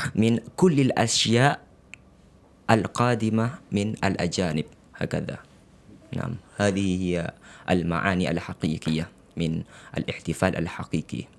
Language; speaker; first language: Arabic; non-native, fluent; Indonesian